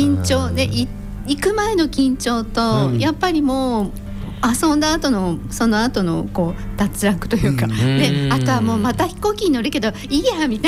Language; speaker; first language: Japanese; native; Japanese